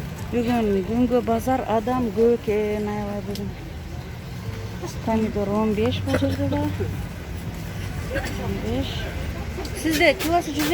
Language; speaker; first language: Uzbek; non-native, local second language; Kyrgyz